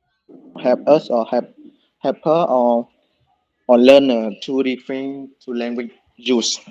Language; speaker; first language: English; non-native, learner; Khmer